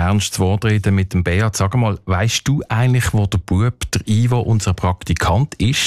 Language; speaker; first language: German; native; German